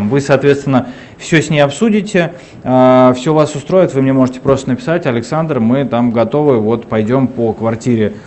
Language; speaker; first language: Russian; native; Russian